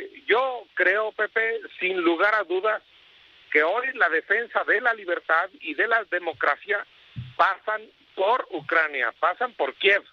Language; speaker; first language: Spanish; native; Spanish